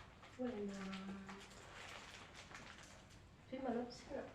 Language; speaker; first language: Arabic; non-native, learner; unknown